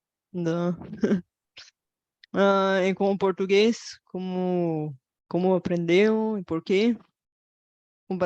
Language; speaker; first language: Portuguese; non-native, fluent; Bulgarian